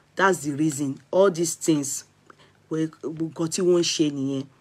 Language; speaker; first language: English; non-native, local second language; Yoruba